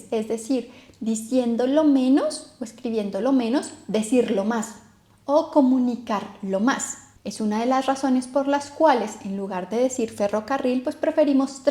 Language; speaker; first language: Spanish; native; Spanish